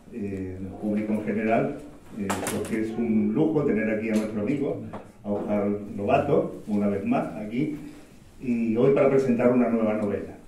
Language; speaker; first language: Spanish; native; Spanish